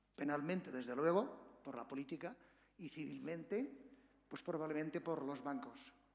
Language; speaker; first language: Spanish; native; Spanish